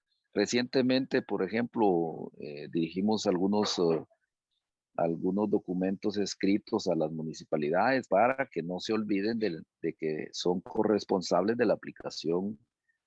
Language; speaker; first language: Spanish; native; Spanish